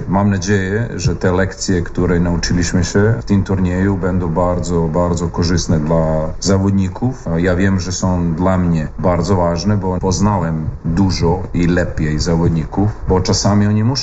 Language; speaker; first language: Polish; non-native, learner; Serbian